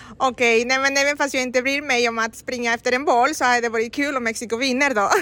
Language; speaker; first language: Swedish; non-native, fluent; Spanish